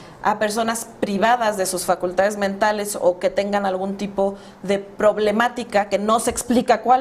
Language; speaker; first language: Spanish; native; Spanish